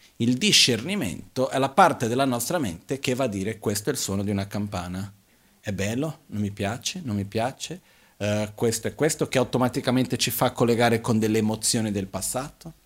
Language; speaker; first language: Italian; non-native, fluent; Portuguese